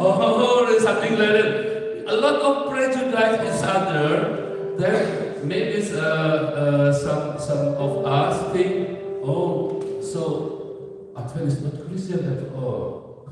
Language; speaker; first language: English; non-native, learner; Indonesian